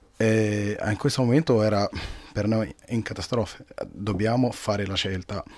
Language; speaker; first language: Italian; non-native, learner; Arabic